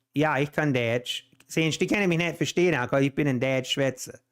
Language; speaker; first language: German; early bilingual, heritage; German